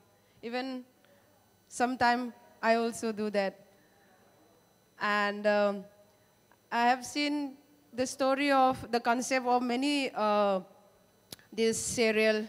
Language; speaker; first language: Hindi; non-native, local second language; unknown